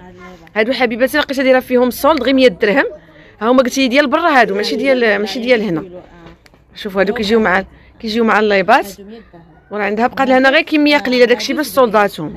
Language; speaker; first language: Arabic; native; Arabic